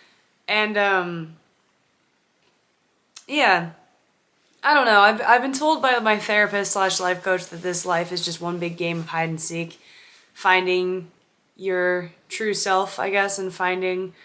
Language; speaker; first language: English; native; English